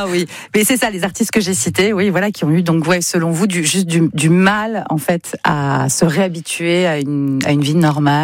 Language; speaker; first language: French; native; French